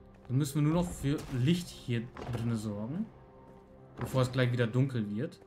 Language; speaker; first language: German; native; German